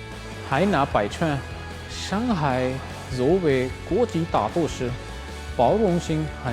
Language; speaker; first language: Chinese; non-native, fluent; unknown